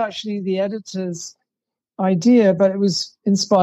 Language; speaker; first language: English; native; English